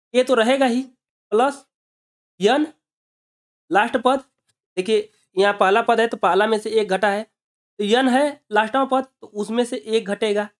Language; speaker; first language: Hindi; native; Hindi